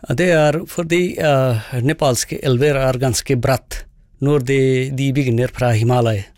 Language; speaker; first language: Norwegian; non-native, fluent; Nepali